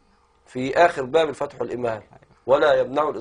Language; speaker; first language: Arabic; native; Arabic